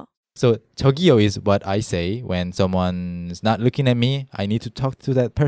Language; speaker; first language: English; non-native, fluent; Korean